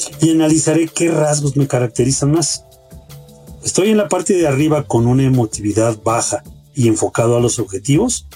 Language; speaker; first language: Spanish; native; Spanish